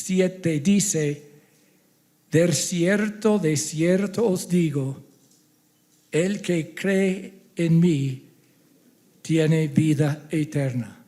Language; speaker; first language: Spanish; non-native, fluent; English